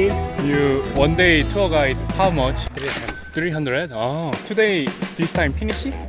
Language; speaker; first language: English; non-native, learner; Korean